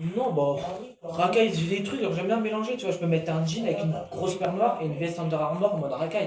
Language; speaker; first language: French; native; French